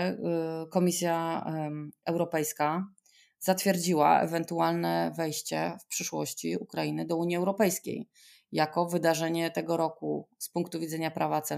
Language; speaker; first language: Polish; native; Polish